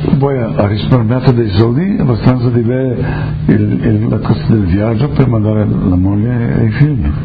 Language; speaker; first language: Italian; early bilingual, heritage; Italian